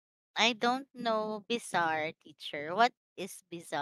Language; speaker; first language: English; non-native, learner; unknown